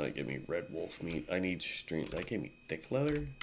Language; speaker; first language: English; native; English